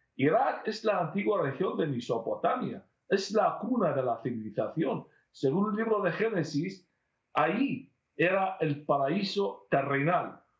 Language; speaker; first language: Spanish; non-native, fluent; Syriac